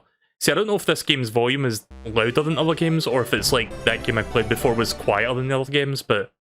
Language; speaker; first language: English; native; English